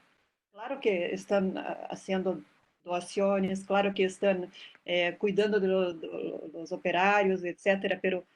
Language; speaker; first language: Spanish; non-native, fluent; Portuguese